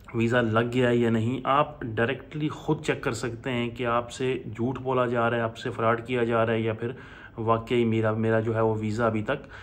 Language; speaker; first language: Urdu; non-native, local second language; Punjabi